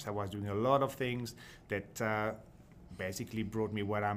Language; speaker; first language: English; non-native, fluent; French